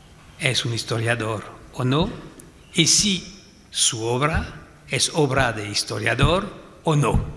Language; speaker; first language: Spanish; non-native, fluent; French